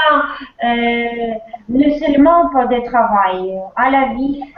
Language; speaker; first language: French; non-native, learner; Russian